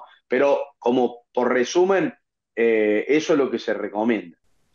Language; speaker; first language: Spanish; native; Spanish